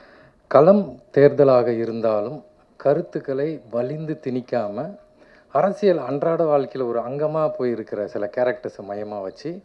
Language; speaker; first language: Tamil; native; Tamil